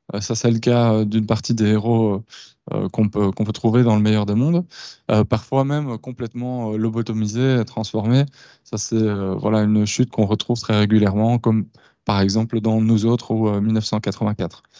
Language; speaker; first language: French; native; French